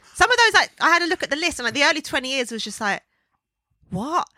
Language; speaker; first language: English; native; English